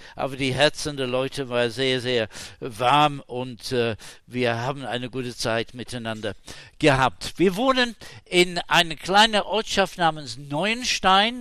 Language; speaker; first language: German; non-native, fluent; English